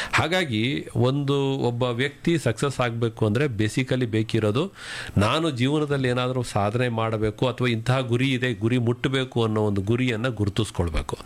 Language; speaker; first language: Kannada; native; Kannada